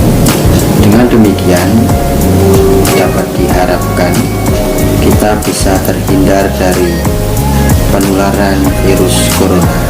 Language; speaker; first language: Indonesian; native; Indonesian